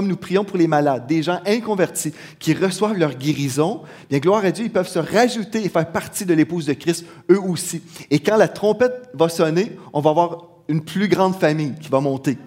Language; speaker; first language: French; native; French